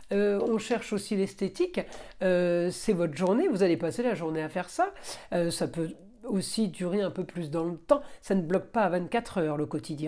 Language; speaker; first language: French; native; French